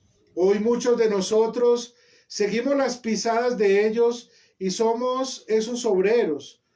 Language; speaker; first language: Spanish; native; Spanish